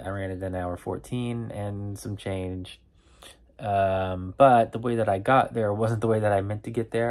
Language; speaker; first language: English; native; English